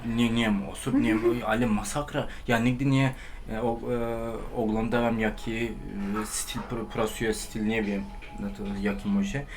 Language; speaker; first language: Polish; non-native, learner; Turkish